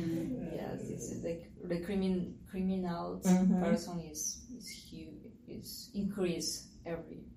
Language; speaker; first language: English; non-native, learner; Spanish